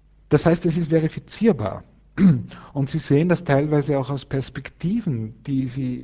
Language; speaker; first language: German; native; German